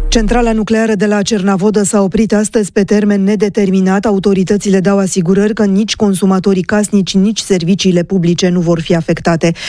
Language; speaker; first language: Romanian; native; Romanian